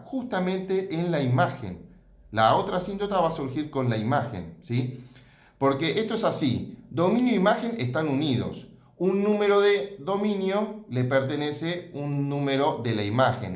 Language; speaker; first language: Spanish; native; Spanish